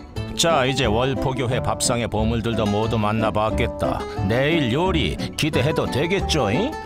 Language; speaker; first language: Korean; native; Korean